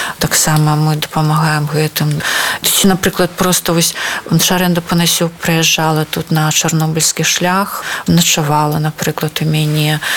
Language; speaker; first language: Belarusian; non-native, local second language; Russian